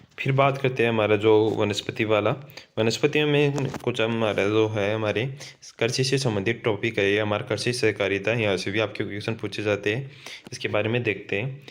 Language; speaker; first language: Hindi; native; Hindi